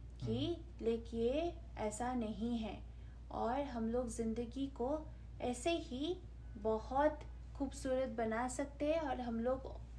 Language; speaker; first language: Hindi; non-native, local second language; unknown